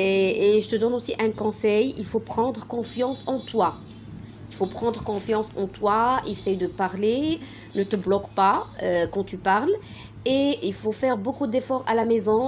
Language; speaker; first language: French; non-native, fluent; Arabic